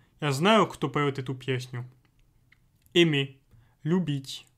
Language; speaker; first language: Russian; non-native, fluent; French